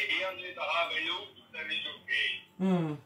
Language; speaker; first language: German; non-native, learner; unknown